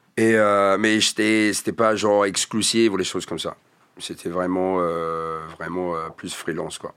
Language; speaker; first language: French; non-native, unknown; English